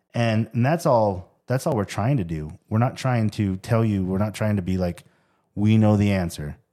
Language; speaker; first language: English; native; English